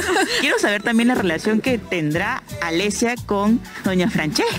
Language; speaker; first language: Spanish; native; Spanish